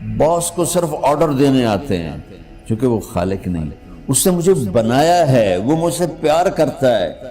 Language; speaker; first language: Urdu; non-native, local second language; Punjabi